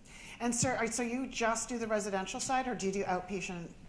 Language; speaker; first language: English; native; English